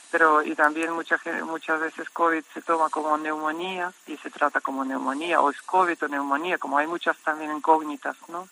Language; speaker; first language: Spanish; non-native, fluent; Russian